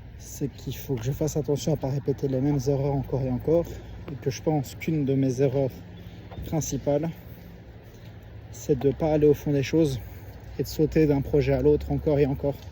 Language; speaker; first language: French; native; French